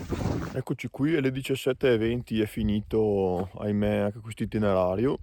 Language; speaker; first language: Italian; native; Italian